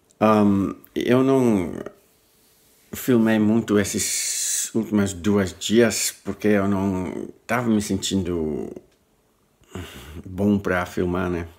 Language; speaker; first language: Portuguese; non-native, learner; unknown